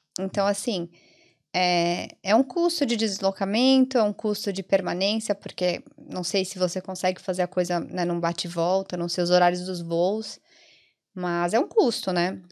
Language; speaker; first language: Portuguese; early bilingual, other home language; Italian